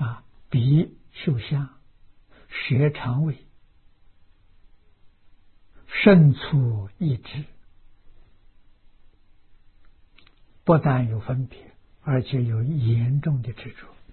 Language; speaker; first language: Chinese; native; Chinese